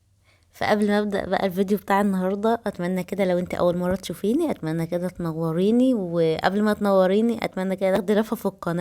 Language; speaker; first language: Arabic; native; Arabic